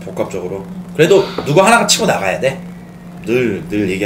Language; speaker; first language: Korean; native; Korean